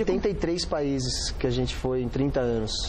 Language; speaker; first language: Portuguese; native; Portuguese